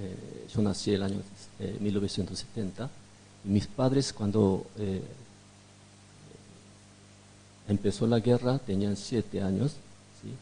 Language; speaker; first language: Spanish; non-native, fluent; Korean